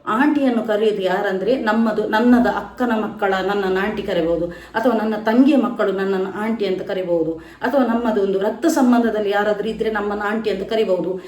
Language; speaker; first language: Kannada; non-native, local second language; Tulu